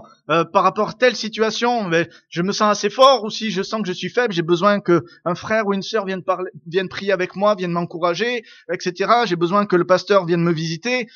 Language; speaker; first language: French; native; French